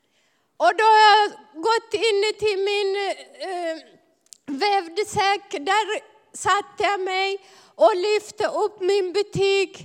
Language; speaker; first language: Swedish; non-native, fluent; Amharic